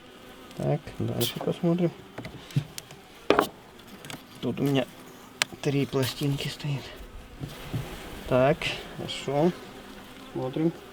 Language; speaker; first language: Russian; native; Russian